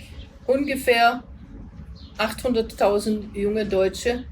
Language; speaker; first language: German; native; German